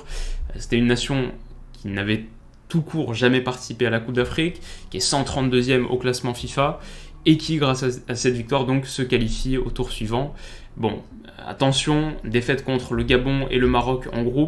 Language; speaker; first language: French; native; French